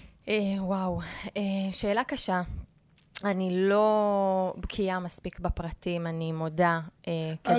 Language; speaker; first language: Hebrew; native; Hebrew